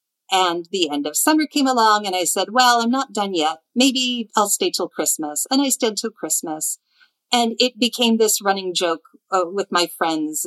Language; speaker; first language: English; native; English